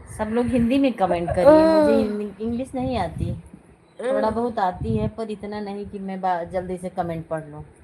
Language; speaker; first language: Hindi; native; Hindi